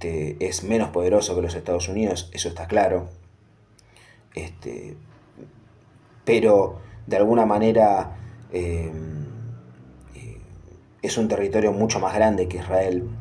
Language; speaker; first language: Spanish; native; Spanish